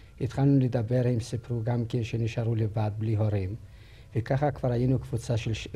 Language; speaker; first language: Hebrew; non-native, fluent; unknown